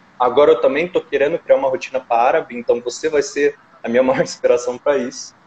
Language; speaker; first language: Portuguese; native; Portuguese